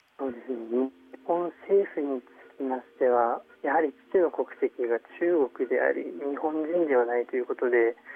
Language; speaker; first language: Japanese; early bilingual, other home language; Chinese